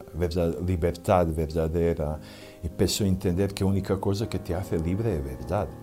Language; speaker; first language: Spanish; non-native, fluent; Serbian